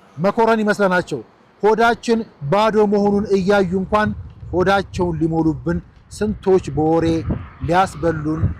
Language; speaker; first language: Amharic; native; Amharic